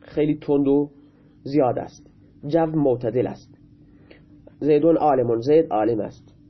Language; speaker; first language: Persian; non-native, local second language; Baluchi